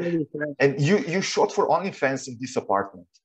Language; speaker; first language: English; non-native, fluent; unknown